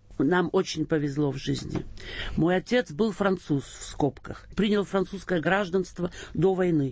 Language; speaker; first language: Russian; early bilingual, heritage; Russian